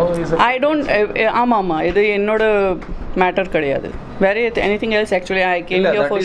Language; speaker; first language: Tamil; non-native, learner; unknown